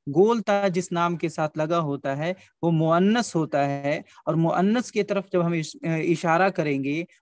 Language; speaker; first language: Hindi; native; Hindi